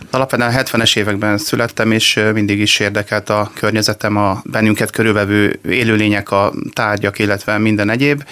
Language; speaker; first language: Hungarian; native; Hungarian